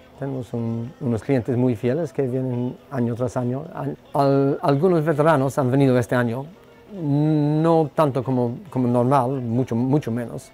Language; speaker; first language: Spanish; non-native, fluent; English